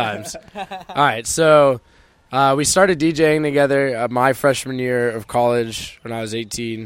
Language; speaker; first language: English; native; English